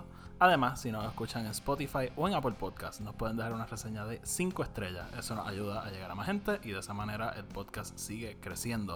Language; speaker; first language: Spanish; native; Spanish